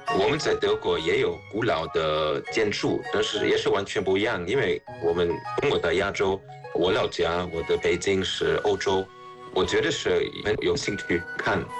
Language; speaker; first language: Chinese; non-native, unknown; German